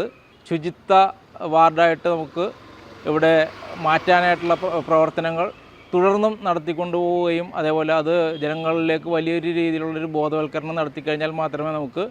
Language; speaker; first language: Malayalam; native; Malayalam